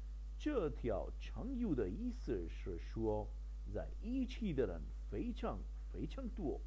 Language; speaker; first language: Chinese; non-native, learner; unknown